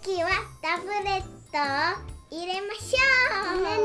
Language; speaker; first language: Japanese; early bilingual, heritage; Japanese